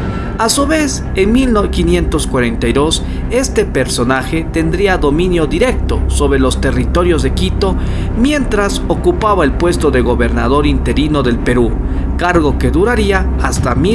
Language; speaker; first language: Spanish; native; Spanish